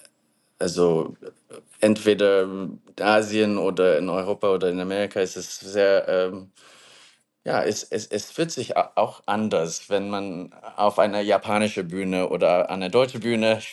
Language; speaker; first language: German; non-native, fluent; English